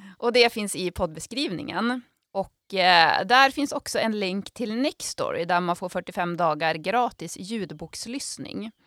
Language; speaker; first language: Swedish; native; Swedish